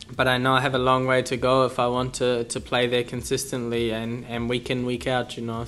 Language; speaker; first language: English; native; English